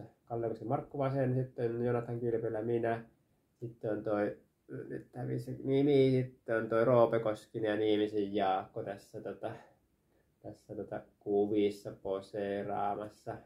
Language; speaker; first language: Finnish; native; Finnish